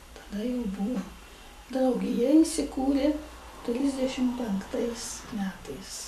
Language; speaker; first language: Lithuanian; native; Lithuanian